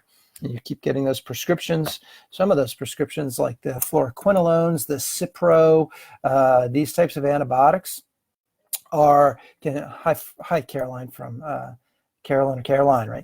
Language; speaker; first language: English; native; English